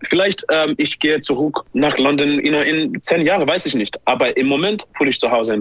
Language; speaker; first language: German; non-native, learner; English